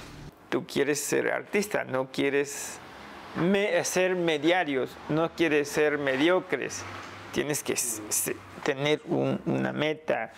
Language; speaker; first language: Spanish; non-native, local second language; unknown